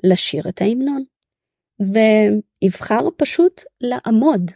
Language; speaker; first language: Hebrew; early bilingual, other home language; Russian